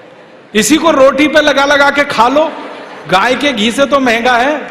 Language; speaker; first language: Hindi; native; Hindi